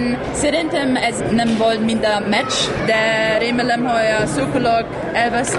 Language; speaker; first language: Hungarian; non-native, learner; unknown